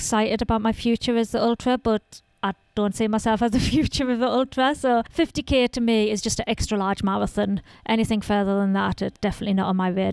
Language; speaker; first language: English; native; English